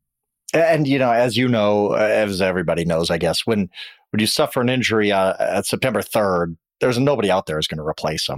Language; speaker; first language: English; native; English